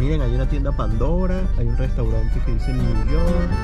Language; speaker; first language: Spanish; native; Spanish